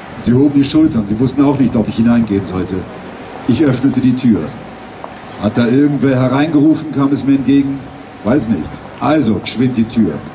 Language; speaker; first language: German; native; German